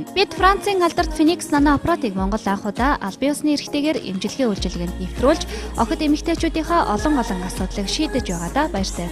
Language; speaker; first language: Mongolian; native; Mongolian